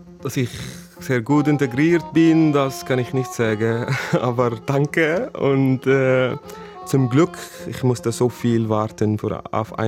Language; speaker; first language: German; non-native, fluent; Arabic